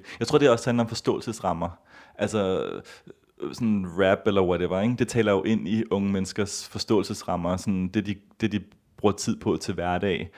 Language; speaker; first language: Danish; native; Danish